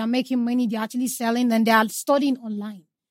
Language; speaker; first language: English; non-native, local second language; Igbo